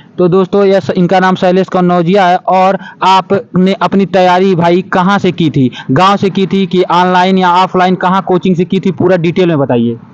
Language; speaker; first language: Hindi; native; Hindi